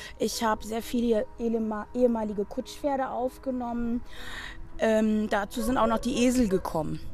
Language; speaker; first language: German; native; German